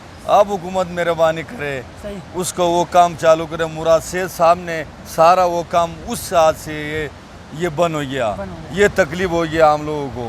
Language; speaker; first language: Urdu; non-native, local second language; Pashto